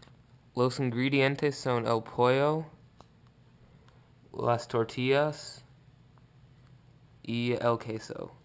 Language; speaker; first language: Spanish; non-native, learner; English